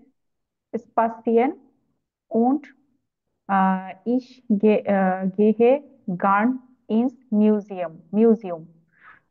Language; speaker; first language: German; non-native, learner; Bangla